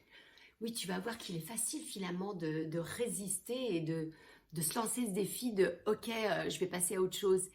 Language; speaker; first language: French; native; French